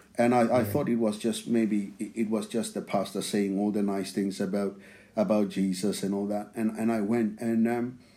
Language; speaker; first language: English; non-native, local second language; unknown